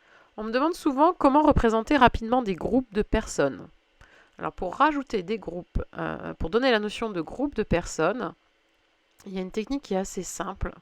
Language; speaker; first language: French; native; French